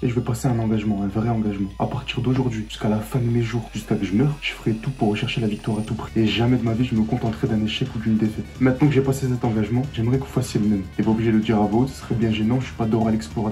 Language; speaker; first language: French; native; French